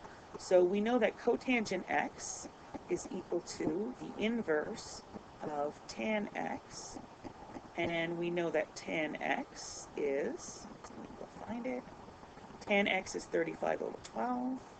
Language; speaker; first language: English; native; English